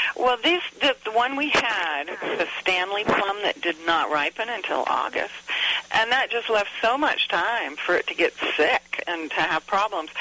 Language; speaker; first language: English; native; English